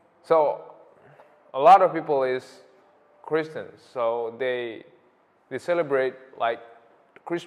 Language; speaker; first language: English; non-native, learner; Indonesian